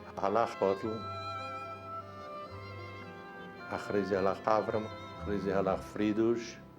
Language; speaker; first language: Hebrew; non-native, fluent; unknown